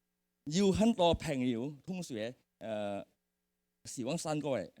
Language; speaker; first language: Chinese; early bilingual, heritage; Hakka Chinese